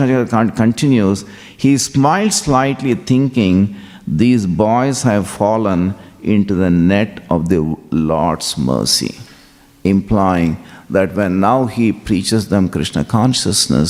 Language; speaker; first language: English; non-native, local second language; Telugu